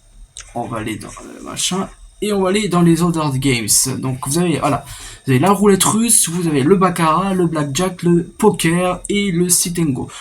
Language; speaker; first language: French; native; French